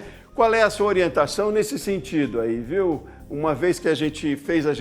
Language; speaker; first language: Portuguese; native; Portuguese